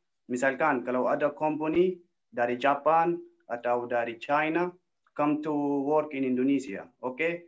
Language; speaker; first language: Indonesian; non-native, learner; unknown